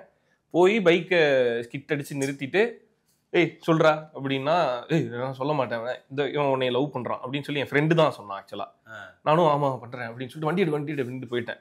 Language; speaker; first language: Tamil; native; Tamil